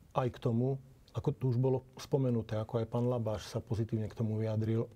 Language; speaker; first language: Slovak; native; Slovak